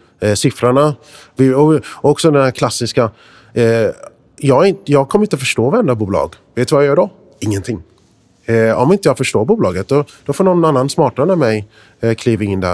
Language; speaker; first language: Swedish; non-native, fluent; English